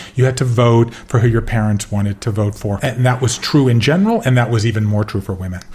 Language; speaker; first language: English; native; English